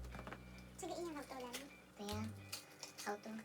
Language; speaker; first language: Chinese; non-native, learner; Filipino